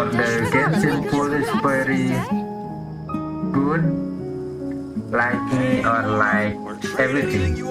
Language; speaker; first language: English; non-native, learner; Indonesian